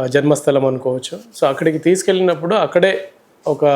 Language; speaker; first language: Telugu; native; Telugu